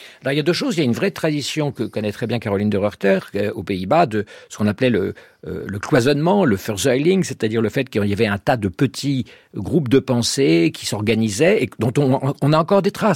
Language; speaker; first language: French; native; French